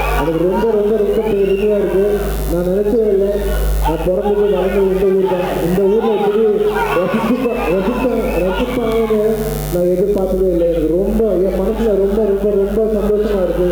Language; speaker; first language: Tamil; non-native, local second language; Telugu